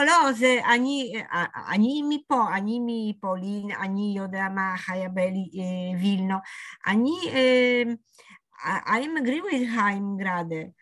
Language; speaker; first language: Hebrew; non-native, fluent; Polish